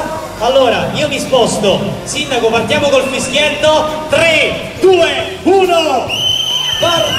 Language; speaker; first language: Italian; native; Italian